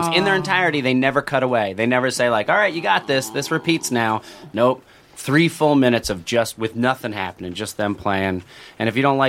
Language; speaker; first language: English; native; English